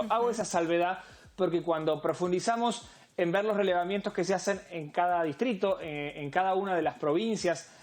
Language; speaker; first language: Spanish; native; Spanish